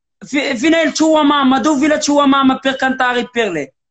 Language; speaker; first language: Italian; non-native, learner; Arabic